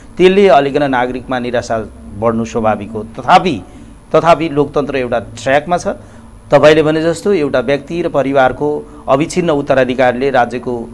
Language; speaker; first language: Nepali; native; Nepali